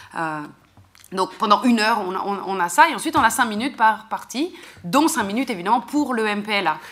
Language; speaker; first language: French; native; French